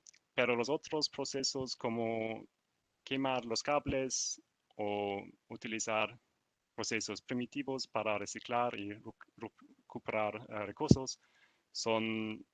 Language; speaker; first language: Spanish; non-native, learner; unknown